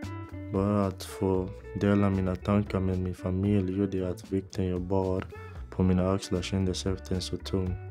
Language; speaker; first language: Swedish; non-native, fluent; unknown